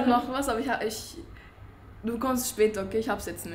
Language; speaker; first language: German; early bilingual, other home language; Persian